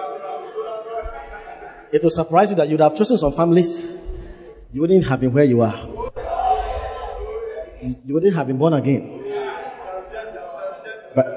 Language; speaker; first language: English; non-native, local second language; Akan